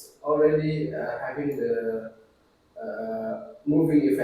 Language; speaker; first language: English; non-native, fluent; Indonesian